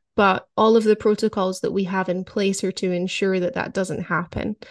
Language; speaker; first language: English; native; English